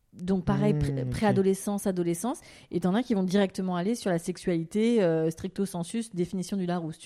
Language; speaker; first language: French; native; French